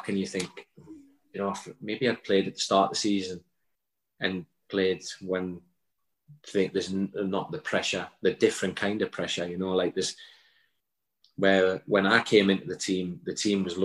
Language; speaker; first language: English; native; English